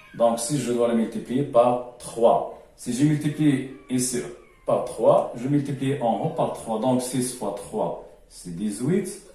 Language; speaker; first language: French; non-native, local second language; Arabic